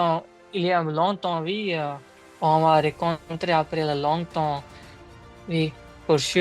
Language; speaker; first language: French; non-native, learner; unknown